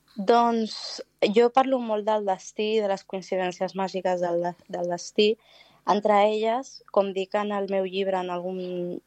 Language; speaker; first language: Catalan; early bilingual, other home language; Arabic